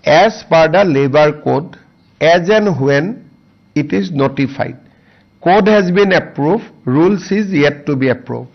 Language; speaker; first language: English; non-native, local second language; Assamese